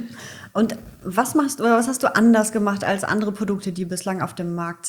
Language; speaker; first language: German; native; German